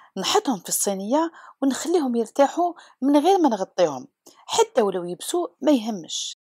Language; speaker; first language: Arabic; native; Arabic